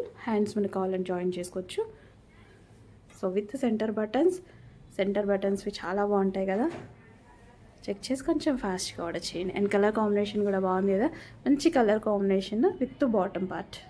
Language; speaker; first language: Telugu; native; Telugu